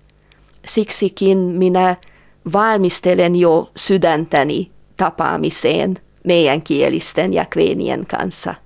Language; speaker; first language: Finnish; non-native, fluent; Hungarian